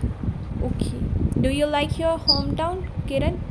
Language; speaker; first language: English; non-native, local second language; Punjabi